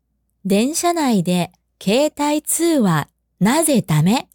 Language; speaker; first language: Japanese; non-native, fluent; Chinese